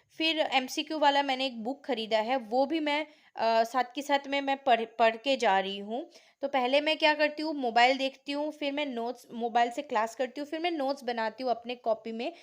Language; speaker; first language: Hindi; non-native, local second language; Assamese